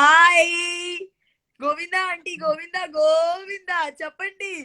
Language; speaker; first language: Telugu; non-native, learner; Gujarati